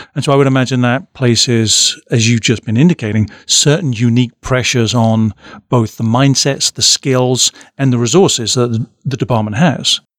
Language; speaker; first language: English; native; English